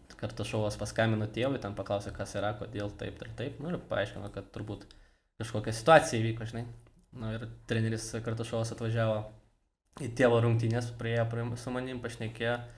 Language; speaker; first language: Lithuanian; non-native, local second language; Russian